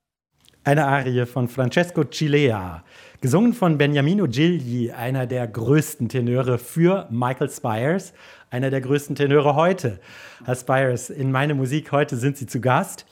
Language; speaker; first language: German; native; German